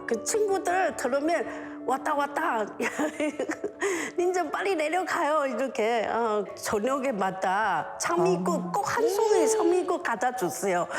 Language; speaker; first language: Korean; non-native, learner; Chinese